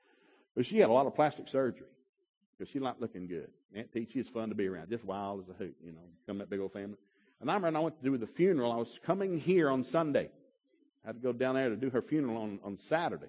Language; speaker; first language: English; native; English